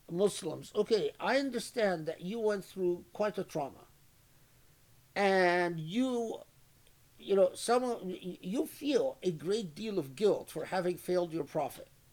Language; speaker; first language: English; non-native, fluent; Arabic